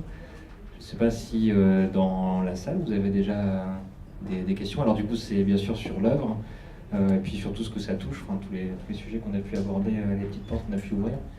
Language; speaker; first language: French; native; French